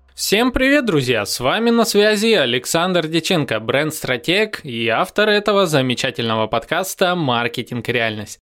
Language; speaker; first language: Russian; native; Russian